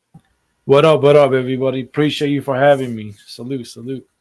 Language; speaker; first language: English; native; English